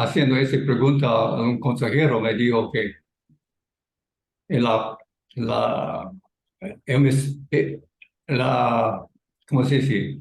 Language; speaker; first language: Spanish; non-native, fluent; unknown